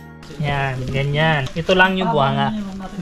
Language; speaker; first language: Filipino; non-native, learner; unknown